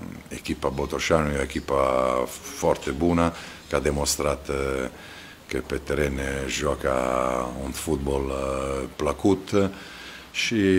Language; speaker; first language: Romanian; non-native, fluent; Italian